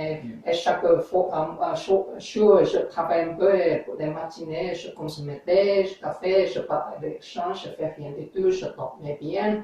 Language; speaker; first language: French; non-native, learner; English